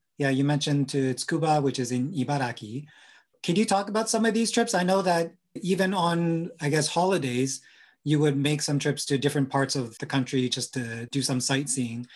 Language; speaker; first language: English; native; English